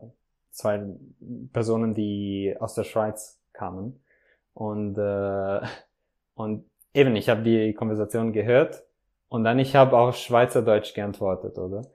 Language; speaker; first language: German; non-native, fluent; Italian